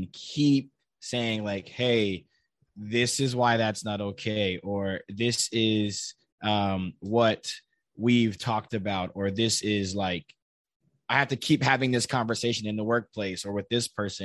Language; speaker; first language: English; native; English